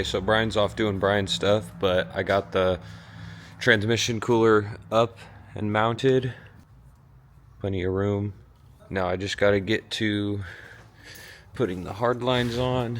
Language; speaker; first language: English; native; English